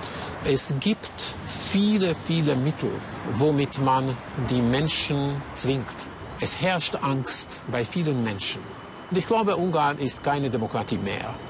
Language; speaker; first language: German; non-native, fluent; Hungarian